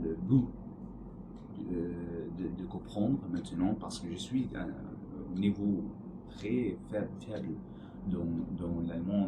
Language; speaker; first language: French; non-native, learner; Arabic